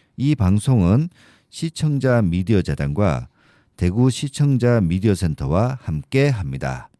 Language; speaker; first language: Korean; native; Korean